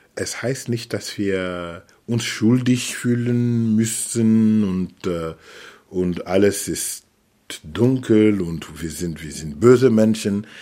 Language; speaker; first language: German; non-native, fluent; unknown